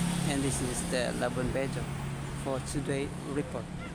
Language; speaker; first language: English; non-native, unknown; Indonesian